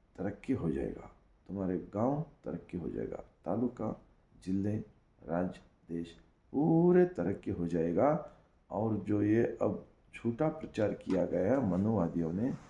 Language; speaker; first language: Hindi; non-native, local second language; Kannada